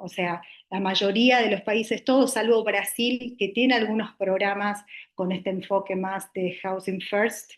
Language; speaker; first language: Spanish; native; Spanish